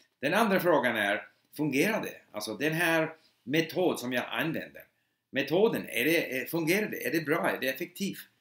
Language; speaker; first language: Swedish; non-native, fluent; English